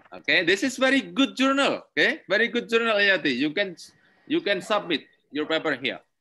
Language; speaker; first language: English; non-native, learner; Indonesian